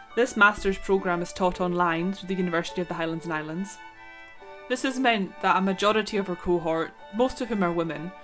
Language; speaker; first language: English; non-native, local second language; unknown